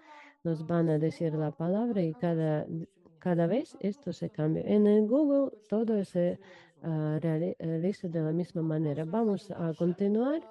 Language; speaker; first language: Spanish; non-native, fluent; Russian